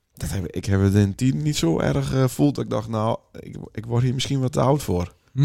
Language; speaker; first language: Dutch; native; Dutch